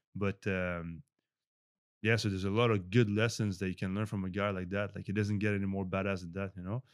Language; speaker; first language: English; non-native, fluent; French